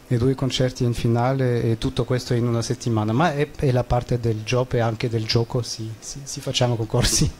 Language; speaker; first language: Italian; non-native, fluent; French